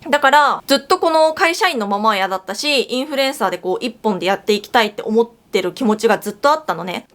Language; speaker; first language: Japanese; native; Japanese